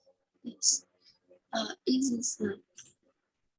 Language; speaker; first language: English; non-native, learner; Vietnamese